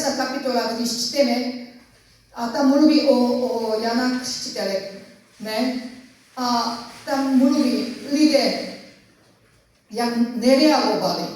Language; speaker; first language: Czech; non-native, learner; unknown